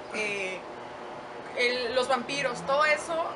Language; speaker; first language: Spanish; native; Spanish